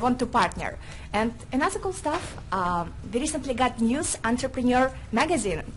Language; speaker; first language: English; non-native, fluent; Russian